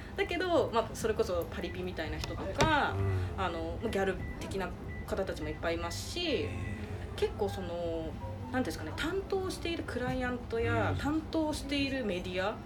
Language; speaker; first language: Japanese; native; Japanese